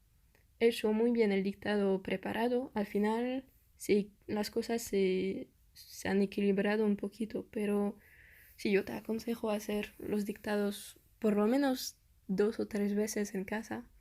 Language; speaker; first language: Spanish; non-native, fluent; French